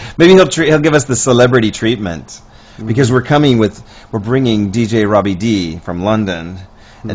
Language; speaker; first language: English; native; English